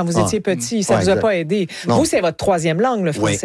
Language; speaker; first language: French; native; French